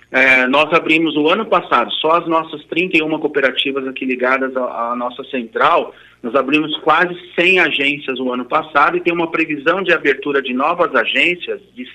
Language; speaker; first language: Portuguese; native; Portuguese